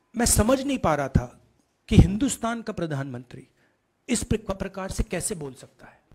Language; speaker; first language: Hindi; native; Hindi